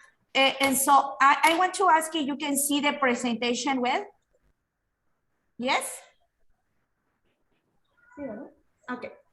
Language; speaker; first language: English; non-native, fluent; Spanish